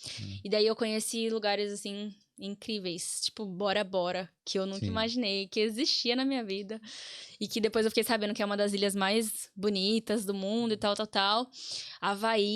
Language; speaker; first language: Portuguese; native; Portuguese